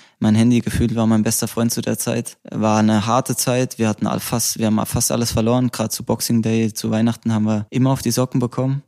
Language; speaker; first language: German; native; German